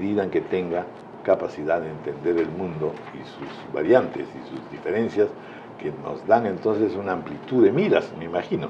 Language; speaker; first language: Spanish; native; Spanish